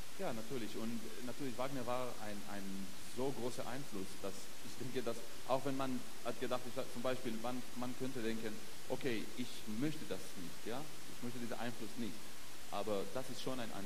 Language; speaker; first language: German; non-native, fluent; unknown